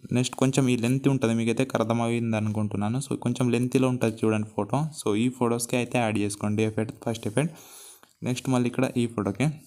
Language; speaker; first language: Telugu; non-native, local second language; Gondi